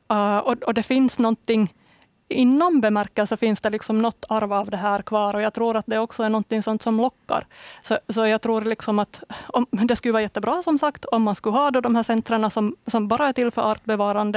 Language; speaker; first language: Swedish; native; Swedish